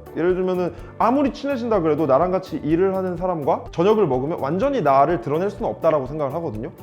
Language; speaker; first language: Korean; native; Korean